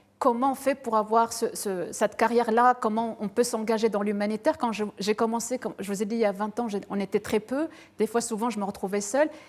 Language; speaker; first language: French; early bilingual, other home language; Arabic